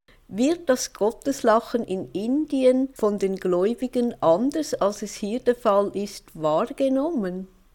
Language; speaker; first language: German; native; German